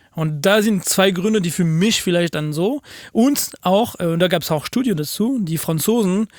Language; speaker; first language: German; non-native, fluent; French